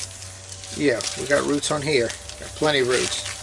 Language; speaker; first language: English; native; English